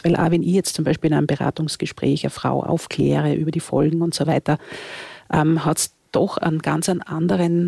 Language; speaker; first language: German; native; German